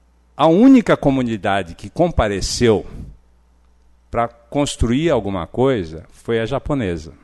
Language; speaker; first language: Portuguese; early bilingual, other home language; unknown